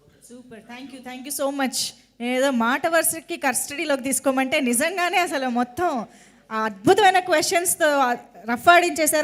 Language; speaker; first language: Telugu; native; Telugu